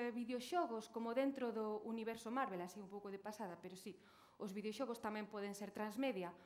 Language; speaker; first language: Galician; native; Galician